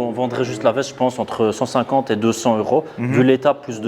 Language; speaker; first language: French; native; French